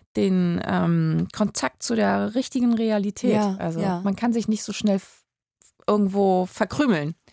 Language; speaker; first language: German; native; German